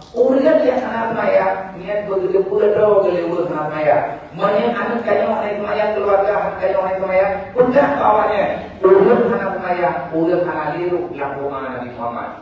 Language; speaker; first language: Malay; non-native, local second language; Achinese